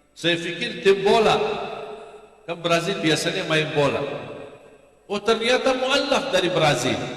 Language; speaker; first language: Malay; non-native, fluent; Arabic